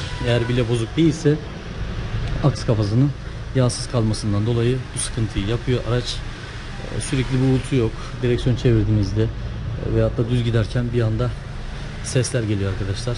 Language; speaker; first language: Turkish; native; Turkish